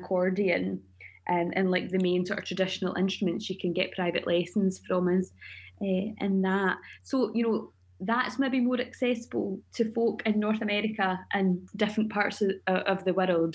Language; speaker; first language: English; native; English